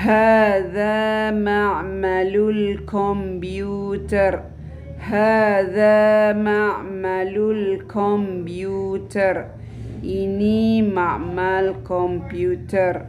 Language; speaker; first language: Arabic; non-native, fluent; Malay